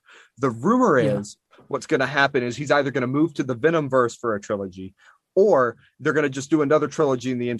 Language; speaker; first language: English; native; English